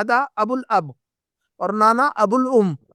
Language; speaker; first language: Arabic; non-native, fluent; Urdu